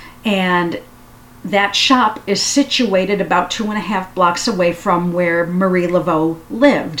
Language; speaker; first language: English; native; English